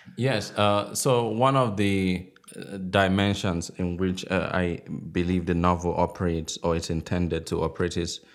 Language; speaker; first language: English; non-native, local second language; Igbo